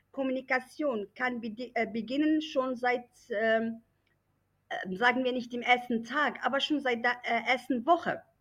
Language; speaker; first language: German; non-native, fluent; Arabic